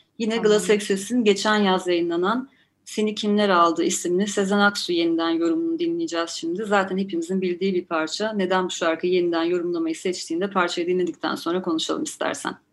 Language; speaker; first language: Turkish; native; Turkish